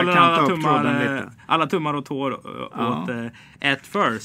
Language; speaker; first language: Swedish; native; Swedish